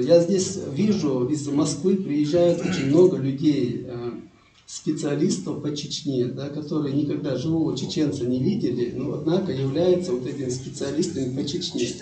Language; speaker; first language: Russian; non-native, local second language; Chechen